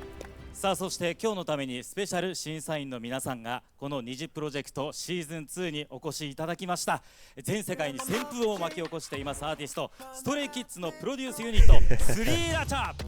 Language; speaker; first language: Japanese; native; Japanese